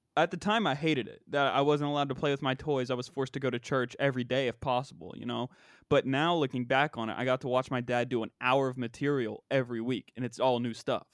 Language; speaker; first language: English; native; English